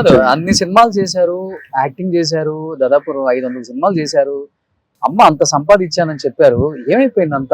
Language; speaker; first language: Telugu; native; Telugu